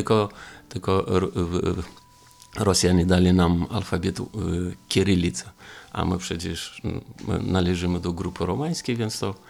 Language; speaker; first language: Polish; non-native, fluent; Romanian